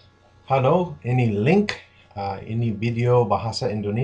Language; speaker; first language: Indonesian; non-native, fluent; English